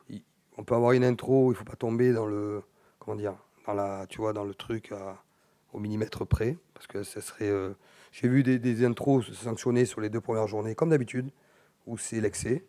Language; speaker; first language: French; native; French